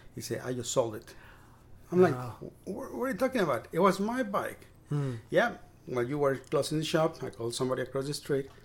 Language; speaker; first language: English; non-native, fluent; Spanish